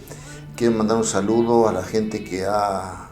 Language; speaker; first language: Spanish; native; Spanish